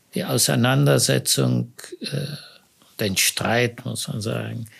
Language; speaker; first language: German; native; German